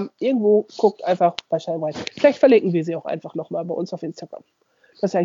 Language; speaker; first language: German; native; German